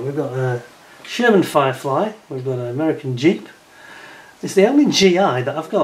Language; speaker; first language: English; native; English